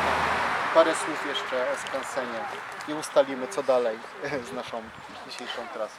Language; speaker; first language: Polish; native; Polish